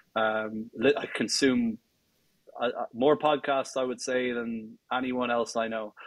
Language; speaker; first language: English; native; English